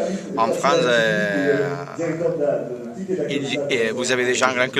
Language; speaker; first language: French; non-native, learner; Spanish